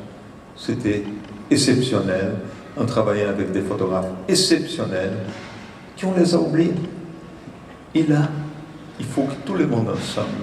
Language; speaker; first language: French; non-native, fluent; Portuguese